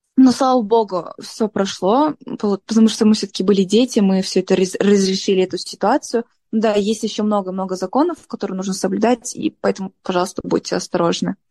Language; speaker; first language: Russian; non-native, local second language; Tajik